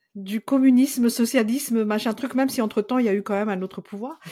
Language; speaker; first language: French; non-native, local second language; Malagasy